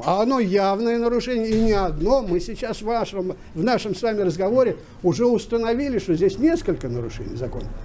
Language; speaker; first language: Russian; native; Russian